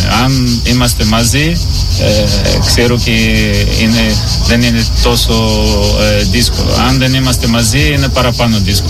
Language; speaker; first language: Greek; non-native, learner; Portuguese